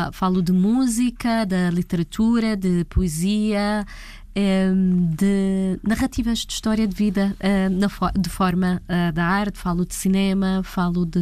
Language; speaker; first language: Portuguese; non-native, fluent; Arabic